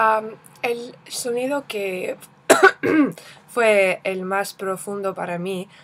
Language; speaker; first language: Spanish; non-native, learner; English